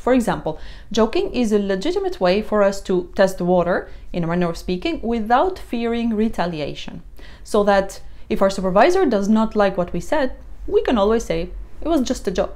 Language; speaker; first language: English; non-native, fluent; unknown